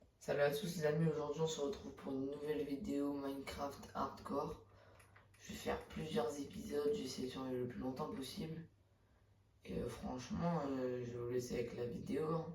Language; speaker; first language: French; native; French